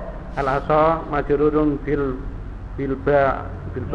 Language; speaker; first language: Arabic; non-native, learner; Indonesian